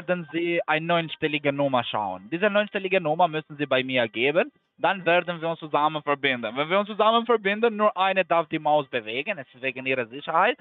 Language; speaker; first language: German; non-native, fluent; Albanian